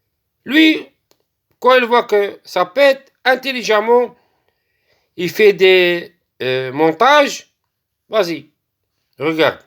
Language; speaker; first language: French; non-native, local second language; Arabic